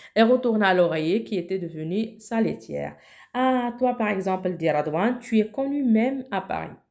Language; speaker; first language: French; non-native, local second language; Arabic